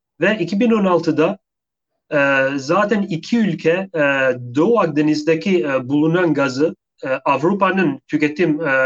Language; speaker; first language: Turkish; non-native, fluent; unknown